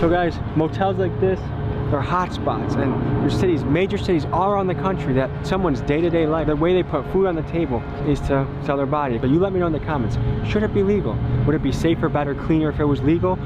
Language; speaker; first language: English; native; English